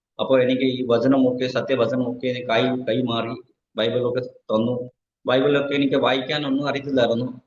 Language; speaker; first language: Malayalam; non-native, fluent; Nepali